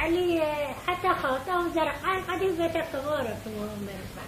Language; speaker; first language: Hebrew; non-native, learner; Arabic